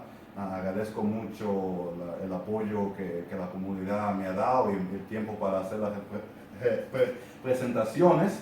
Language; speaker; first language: Spanish; non-native, fluent; English